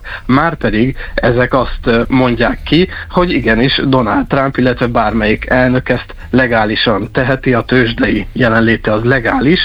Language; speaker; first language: Hungarian; native; Hungarian